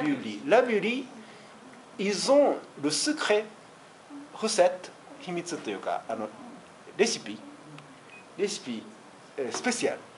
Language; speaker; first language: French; non-native, fluent; Japanese